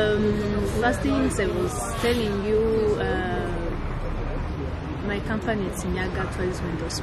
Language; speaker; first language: English; non-native, local second language; Kinyarwanda